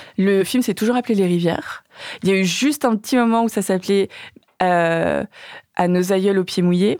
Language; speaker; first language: French; early bilingual, other home language; Vietnamese